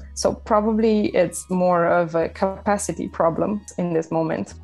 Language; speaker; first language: English; non-native, fluent; Romanian